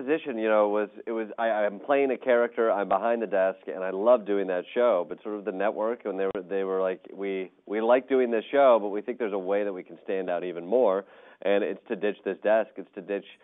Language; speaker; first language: English; native; English